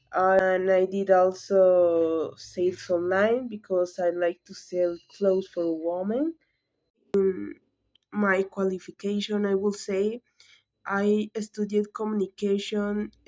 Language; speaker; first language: English; non-native, learner; Spanish